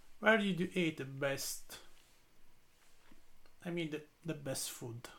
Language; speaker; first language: English; non-native, learner; Italian